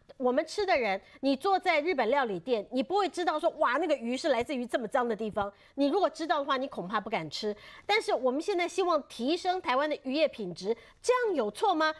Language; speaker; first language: Chinese; native; Chinese